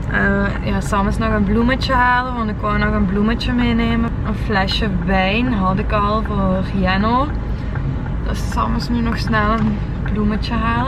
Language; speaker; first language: Dutch; native; Dutch